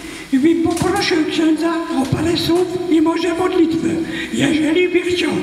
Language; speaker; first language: Polish; early bilingual, heritage; Polish